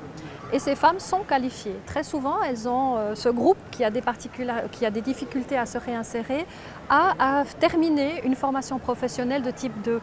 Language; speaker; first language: French; native; French